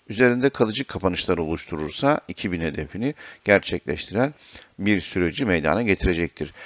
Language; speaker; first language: Turkish; native; Turkish